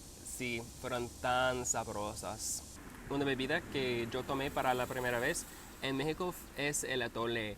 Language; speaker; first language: Spanish; non-native, learner; English